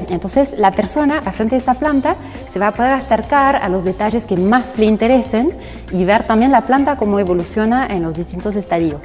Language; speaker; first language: Spanish; non-native, fluent; French